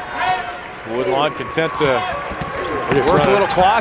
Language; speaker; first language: English; native; English